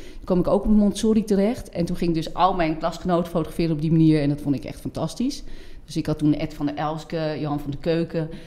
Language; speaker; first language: Dutch; non-native, fluent; French